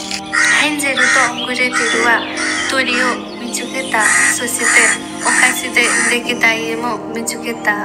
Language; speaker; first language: Japanese; non-native, learner; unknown